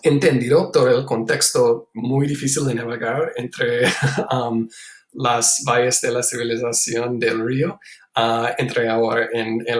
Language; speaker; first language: Spanish; non-native, fluent; English